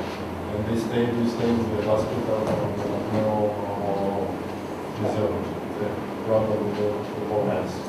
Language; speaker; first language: English; non-native, learner; Romanian